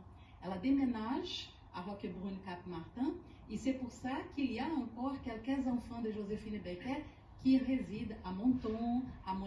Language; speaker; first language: French; non-native, fluent; Portuguese